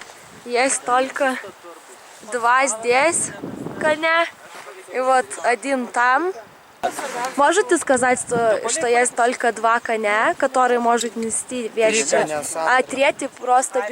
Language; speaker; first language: Russian; non-native, fluent; Lithuanian